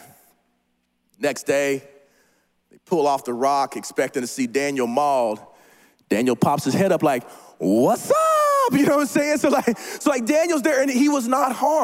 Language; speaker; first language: English; native; English